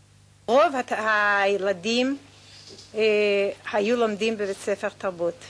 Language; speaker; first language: Hebrew; non-native, fluent; Yiddish